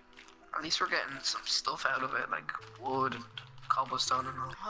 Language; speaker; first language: English; native; English